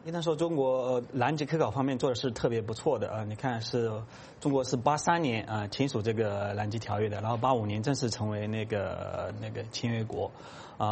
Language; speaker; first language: Chinese; native; Chinese